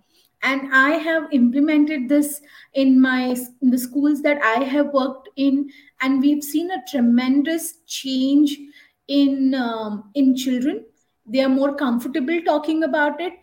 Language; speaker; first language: English; non-native, local second language; Hindi